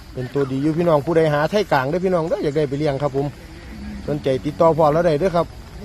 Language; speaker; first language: Thai; native; Thai